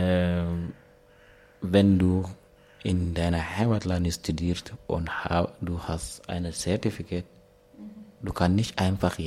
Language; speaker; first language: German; non-native, learner; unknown